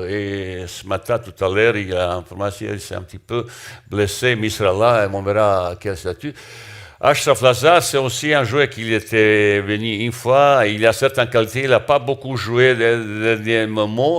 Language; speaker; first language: French; non-native, learner; Bosnian